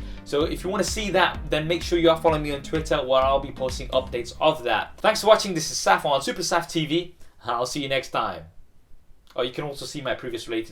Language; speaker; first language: English; native; English